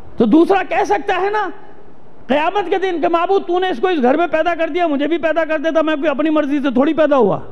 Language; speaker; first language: Urdu; native; Urdu